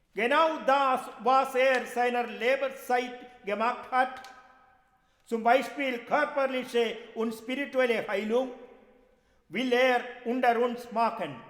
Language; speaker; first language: German; non-native, fluent; Malayalam